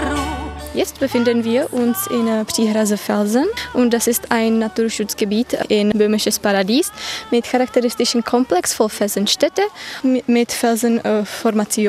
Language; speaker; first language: German; non-native, fluent; Czech